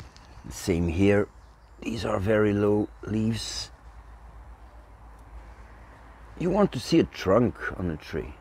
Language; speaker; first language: English; non-native, fluent; Dutch